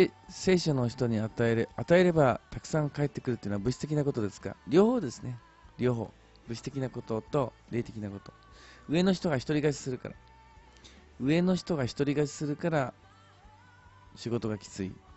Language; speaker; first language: Japanese; native; Japanese